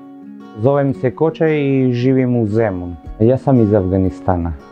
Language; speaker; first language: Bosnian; non-native, learner; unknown